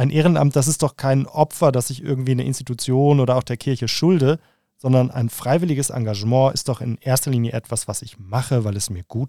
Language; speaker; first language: German; native; German